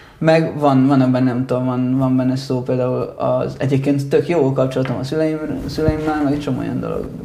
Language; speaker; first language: Hungarian; early bilingual, other home language; Italian